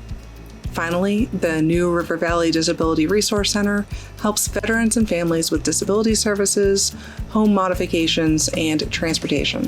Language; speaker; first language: English; native; English